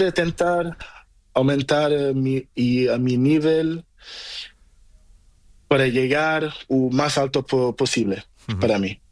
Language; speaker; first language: Spanish; non-native, learner; Portuguese